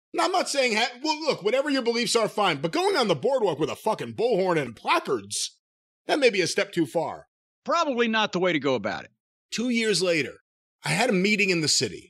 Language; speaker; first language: English; native; English